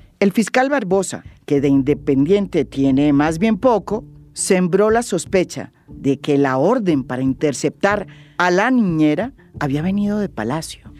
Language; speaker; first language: Spanish; native; Spanish